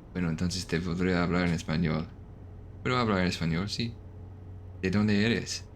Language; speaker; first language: Spanish; non-native, learner; English